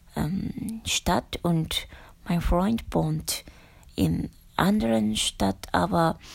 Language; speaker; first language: German; non-native, learner; Japanese